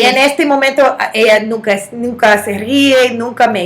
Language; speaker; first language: Spanish; non-native, fluent; English